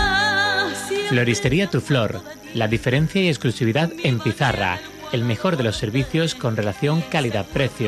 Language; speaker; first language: Spanish; native; Spanish